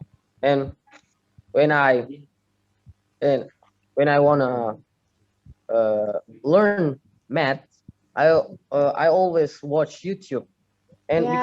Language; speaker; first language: English; non-native, learner; Indonesian